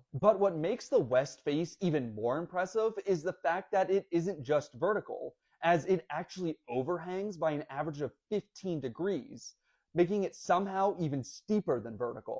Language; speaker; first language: English; native; English